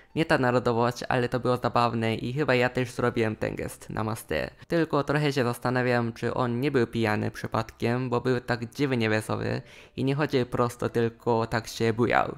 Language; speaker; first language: Polish; non-native, fluent; Japanese